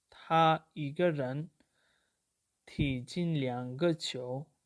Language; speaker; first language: Chinese; non-native, fluent; Urdu